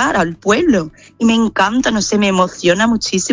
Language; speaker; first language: Spanish; non-native, fluent; English